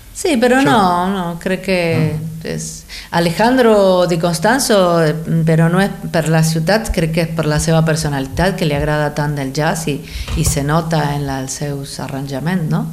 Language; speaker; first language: Catalan; non-native, fluent; Spanish